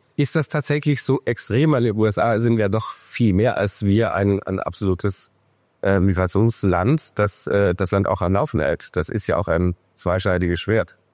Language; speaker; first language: German; native; German